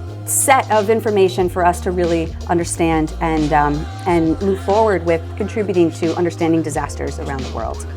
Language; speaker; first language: English; native; English